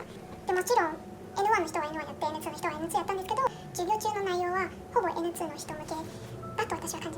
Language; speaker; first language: Japanese; non-native, fluent; Chinese